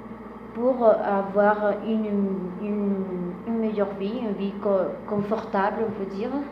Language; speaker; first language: French; non-native, fluent; Spanish